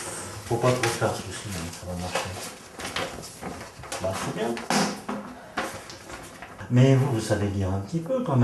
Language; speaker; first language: French; native; French